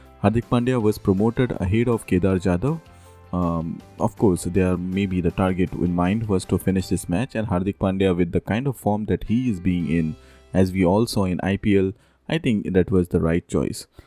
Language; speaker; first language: English; non-native, local second language; Hindi